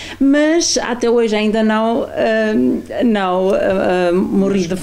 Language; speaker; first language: Portuguese; non-native, fluent; German